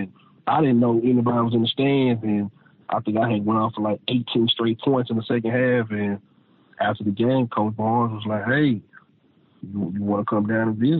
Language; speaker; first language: English; native; English